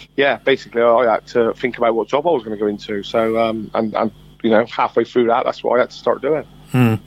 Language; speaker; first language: English; native; English